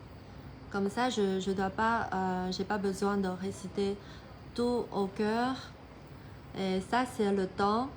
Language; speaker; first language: French; non-native, fluent; Chinese